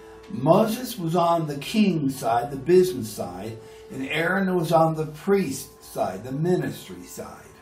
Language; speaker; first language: English; native; English